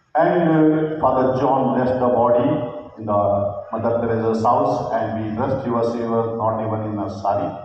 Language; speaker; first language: English; non-native, local second language; Kannada